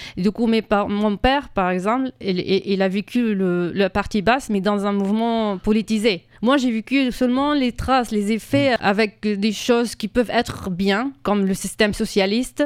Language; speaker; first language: French; non-native, fluent; Arabic